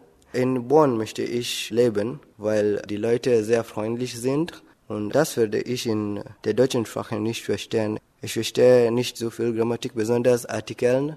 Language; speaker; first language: German; non-native, learner; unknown